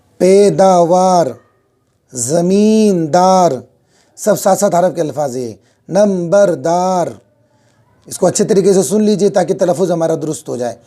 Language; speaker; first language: Urdu; native; Urdu